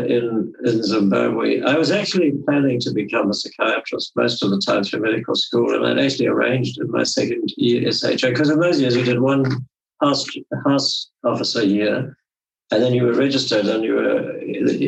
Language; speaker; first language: English; native; English